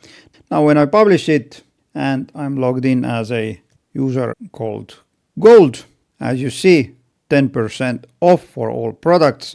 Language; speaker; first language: English; non-native, fluent; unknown